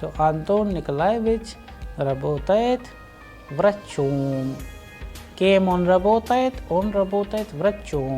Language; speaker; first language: Russian; non-native, fluent; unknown